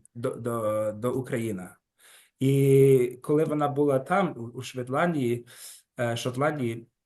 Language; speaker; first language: Ukrainian; early bilingual, heritage; Ukrainian